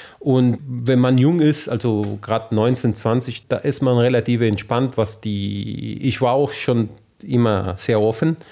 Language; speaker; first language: German; non-native, fluent; Spanish